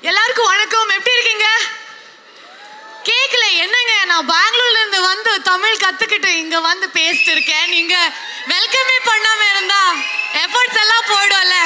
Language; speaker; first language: Tamil; non-native, local second language; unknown